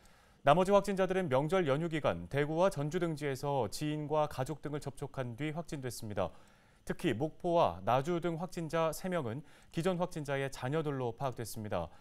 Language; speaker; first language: Korean; native; Korean